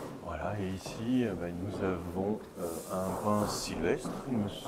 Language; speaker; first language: French; native; French